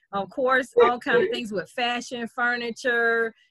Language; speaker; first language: English; native; English